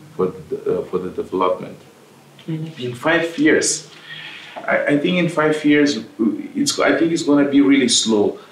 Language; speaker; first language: English; non-native, fluent; Portuguese